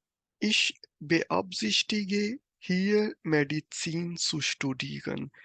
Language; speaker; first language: German; non-native, fluent; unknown